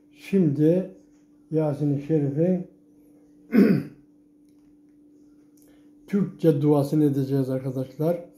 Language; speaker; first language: Turkish; native; Turkish